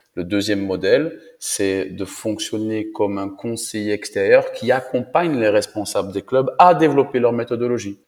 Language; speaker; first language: French; native; French